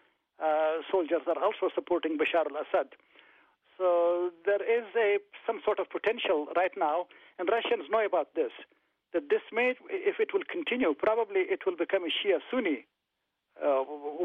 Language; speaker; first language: English; non-native, fluent; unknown